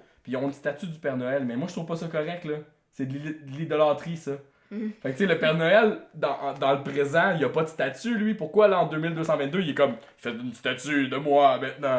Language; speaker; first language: French; native; French